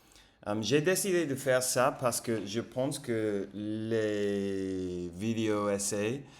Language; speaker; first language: French; non-native, fluent; English